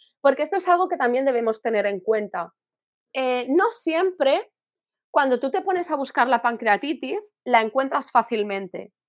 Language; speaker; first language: Spanish; native; Spanish